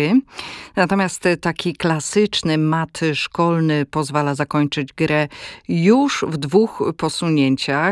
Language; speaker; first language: Polish; native; Polish